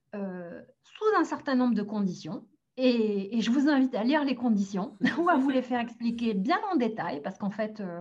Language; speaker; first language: French; early bilingual, other home language; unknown